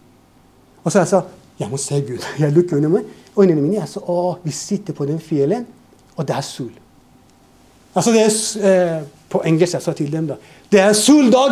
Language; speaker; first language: Norwegian; non-native, fluent; Persian